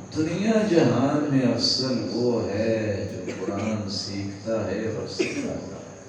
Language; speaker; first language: Urdu; non-native, local second language; Punjabi